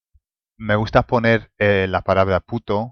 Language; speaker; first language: Spanish; non-native, fluent; English